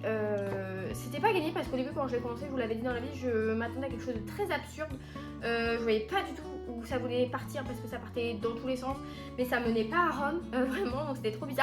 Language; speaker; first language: French; native; French